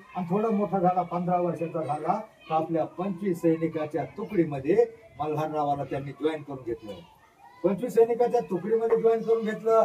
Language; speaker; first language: Marathi; native; Marathi